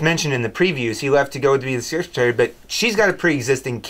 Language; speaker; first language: English; native; English